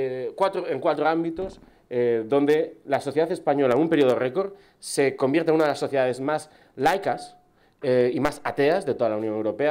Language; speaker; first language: Spanish; native; Spanish